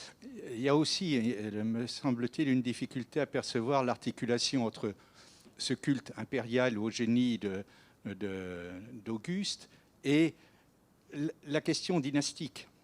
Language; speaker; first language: French; native; French